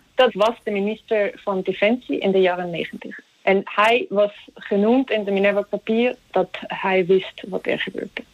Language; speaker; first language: Dutch; non-native, fluent; Swiss German